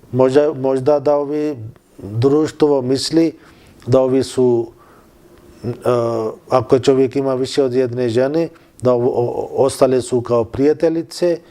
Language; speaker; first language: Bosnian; non-native, learner; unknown